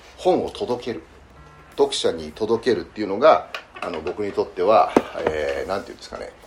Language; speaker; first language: Japanese; early bilingual, heritage; Japanese